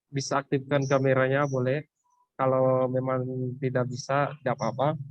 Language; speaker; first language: Indonesian; native; Indonesian